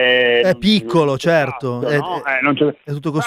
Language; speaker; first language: Italian; native; Italian